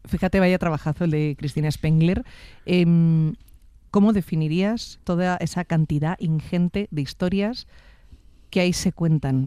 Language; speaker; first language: Spanish; native; Spanish